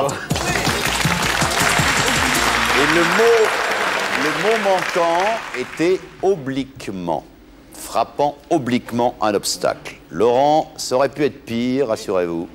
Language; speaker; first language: French; native; French